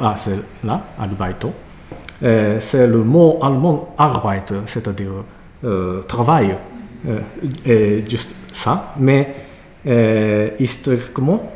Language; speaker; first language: French; non-native, learner; Japanese